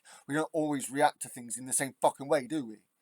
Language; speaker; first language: English; native; English